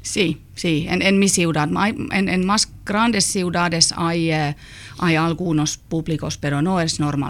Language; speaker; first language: Spanish; non-native, learner; Finnish